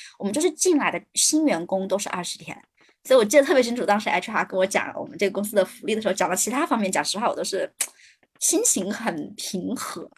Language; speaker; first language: Chinese; native; Chinese